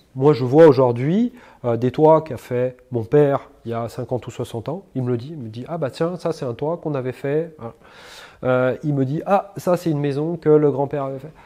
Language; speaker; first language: French; native; French